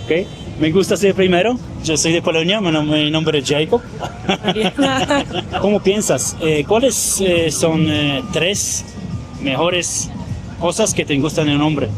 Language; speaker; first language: Spanish; non-native, learner; Polish